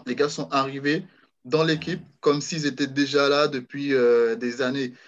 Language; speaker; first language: French; native; French